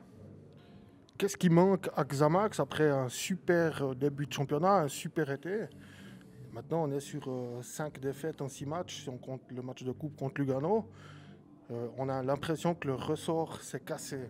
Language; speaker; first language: French; native; French